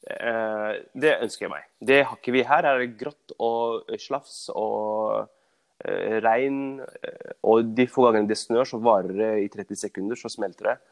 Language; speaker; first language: Norwegian; early bilingual, other home language; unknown